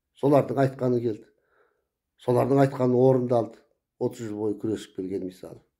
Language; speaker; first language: Kazakh; native; Kazakh